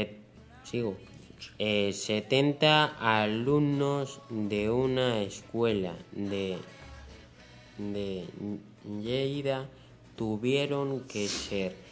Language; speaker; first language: Spanish; native; Spanish